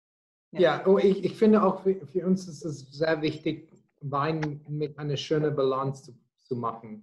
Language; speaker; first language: German; non-native, fluent; Afrikaans